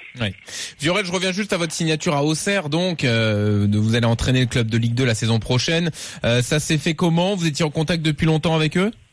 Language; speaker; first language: French; native; French